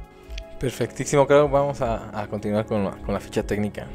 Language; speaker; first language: Spanish; native; Spanish